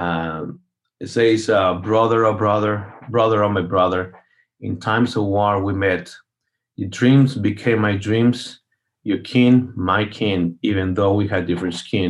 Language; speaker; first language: English; non-native, fluent; Spanish